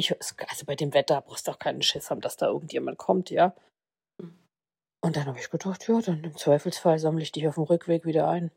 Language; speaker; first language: German; native; German